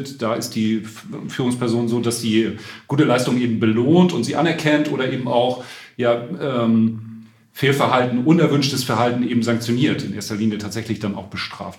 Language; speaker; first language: German; native; German